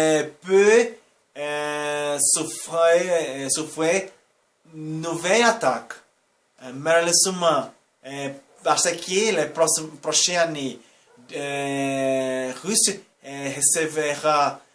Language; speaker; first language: French; non-native, learner; Portuguese